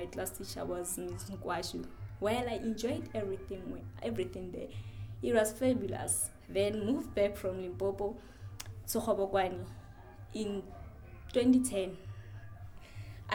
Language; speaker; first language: English; non-native, local second language; Northern Sotho